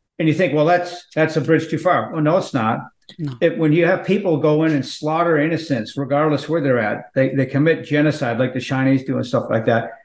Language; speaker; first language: English; native; English